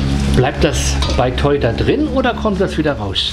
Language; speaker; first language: German; native; German